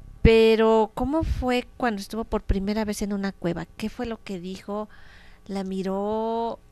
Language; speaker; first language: Spanish; native; Spanish